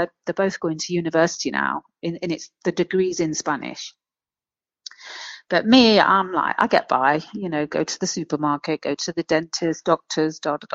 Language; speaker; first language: English; native; English